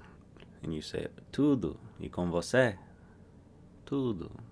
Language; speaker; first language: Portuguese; non-native, fluent; English